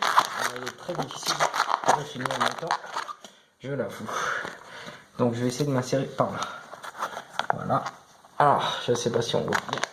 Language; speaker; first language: French; native; French